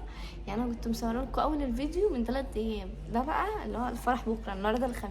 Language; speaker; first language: Arabic; native; Arabic